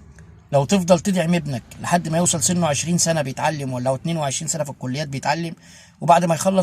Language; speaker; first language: Arabic; native; Arabic